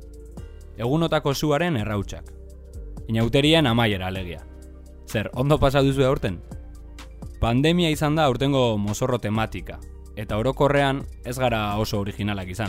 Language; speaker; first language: Basque; native; Basque